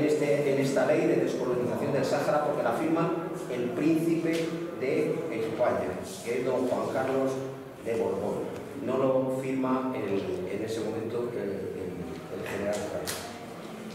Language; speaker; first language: Spanish; native; Spanish